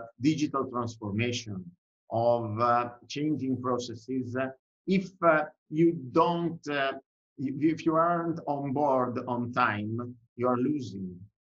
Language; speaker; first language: English; non-native, fluent; Italian